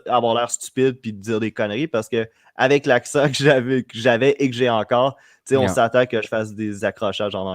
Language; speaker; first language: French; native; French